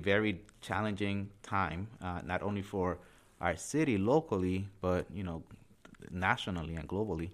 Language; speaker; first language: English; non-native, fluent; Spanish